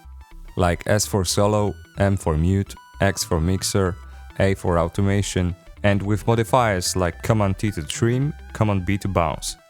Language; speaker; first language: English; non-native, fluent; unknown